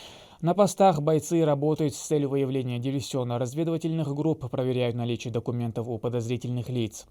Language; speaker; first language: Russian; native; Russian